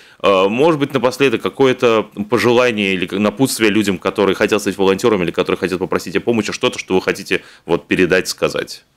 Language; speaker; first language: Russian; native; Russian